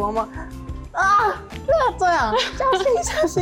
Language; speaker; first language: Chinese; non-native, learner; Korean